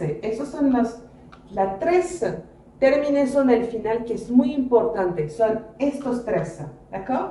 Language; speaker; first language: Spanish; non-native, fluent; French